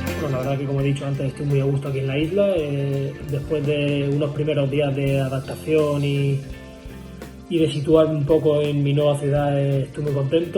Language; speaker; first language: Spanish; native; Spanish